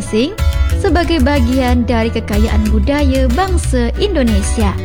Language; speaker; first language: Indonesian; native; Indonesian